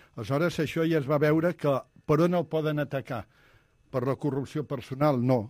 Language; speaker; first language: Catalan; native; Catalan